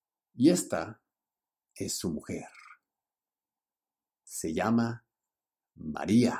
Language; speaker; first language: Spanish; early bilingual, heritage; Spanish